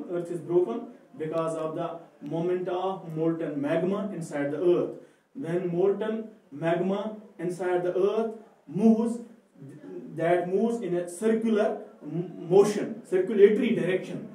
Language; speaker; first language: English; non-native, local second language; Kashmiri